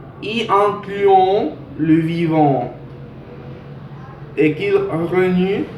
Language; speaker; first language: French; non-native, learner; Spanish